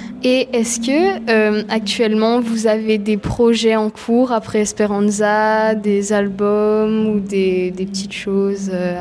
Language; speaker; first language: French; native; French